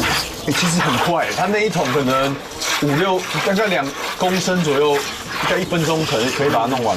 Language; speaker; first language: Chinese; native; Chinese